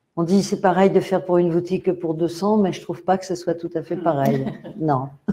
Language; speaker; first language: French; native; French